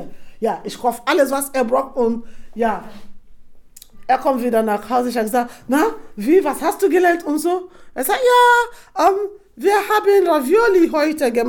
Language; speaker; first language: German; non-native, fluent; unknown